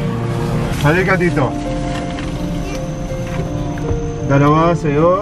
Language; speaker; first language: Filipino; non-native, learner; Arabic